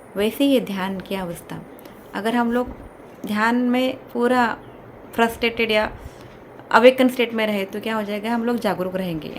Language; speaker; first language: Hindi; non-native, local second language; Kannada